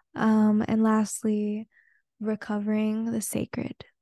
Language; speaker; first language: English; early bilingual, other home language; Spanish